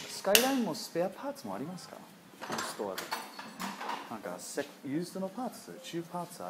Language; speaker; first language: Japanese; non-native, learner; English